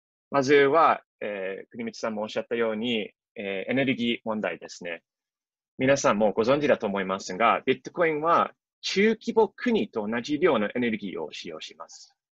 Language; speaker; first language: Japanese; non-native, fluent; English